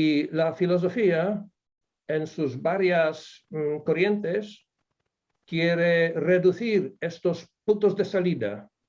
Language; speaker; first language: Spanish; non-native, fluent; Polish